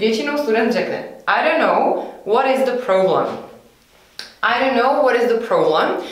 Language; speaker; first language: English; non-native, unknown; Czech